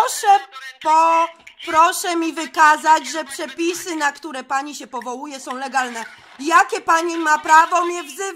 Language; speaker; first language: Polish; native; Polish